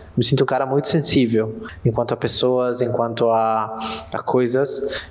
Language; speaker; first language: Portuguese; non-native, fluent; Spanish